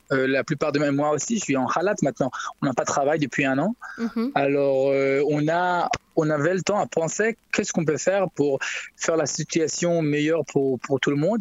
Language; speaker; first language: French; non-native, learner; Hebrew